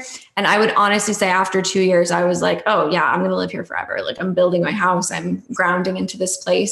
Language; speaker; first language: English; native; English